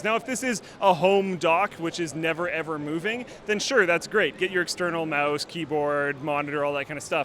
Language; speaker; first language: English; native; English